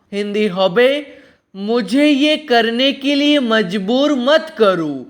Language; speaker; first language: Hindi; non-native, local second language; Bangla